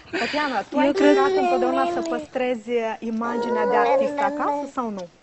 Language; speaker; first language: Romanian; native; Romanian